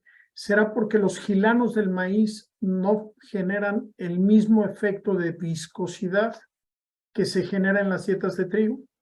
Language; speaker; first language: Spanish; native; Spanish